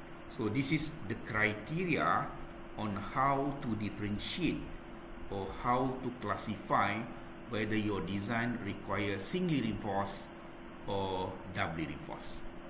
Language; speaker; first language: English; non-native, local second language; Malay